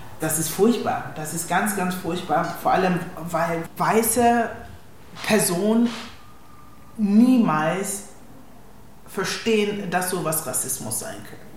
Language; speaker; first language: German; early bilingual, other home language; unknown